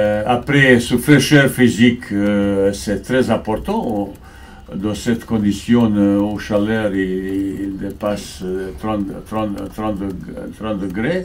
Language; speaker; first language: French; non-native, fluent; Bosnian